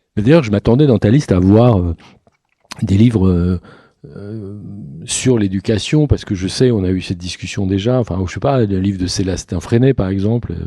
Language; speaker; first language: French; native; French